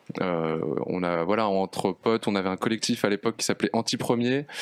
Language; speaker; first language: French; native; French